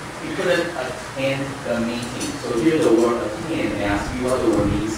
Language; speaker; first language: English; non-native, fluent; Chinese